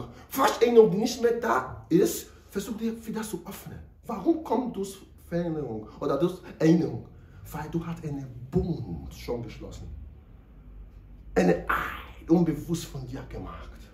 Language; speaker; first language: German; non-native, learner; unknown